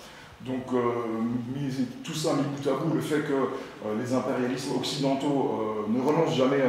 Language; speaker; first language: French; native; French